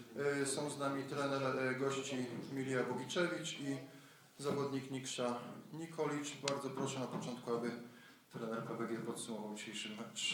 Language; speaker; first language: Polish; native; Polish